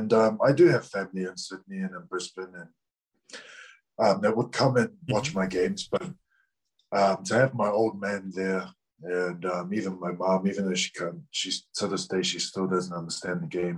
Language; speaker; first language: English; native; English